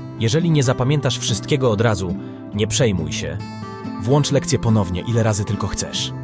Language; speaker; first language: Polish; native; Polish